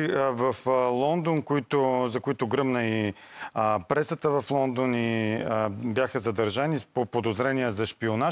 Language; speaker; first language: Bulgarian; native; Bulgarian